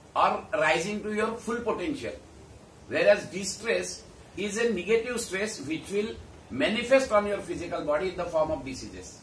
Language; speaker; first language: English; non-native, local second language; Marathi